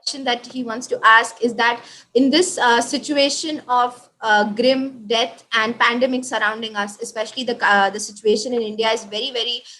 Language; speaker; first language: English; non-native, local second language; Hindi